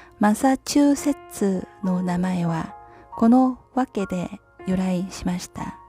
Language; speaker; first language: Japanese; non-native, learner; Korean